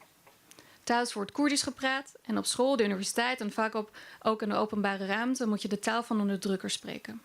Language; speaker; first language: Dutch; early bilingual, other home language; Kurdish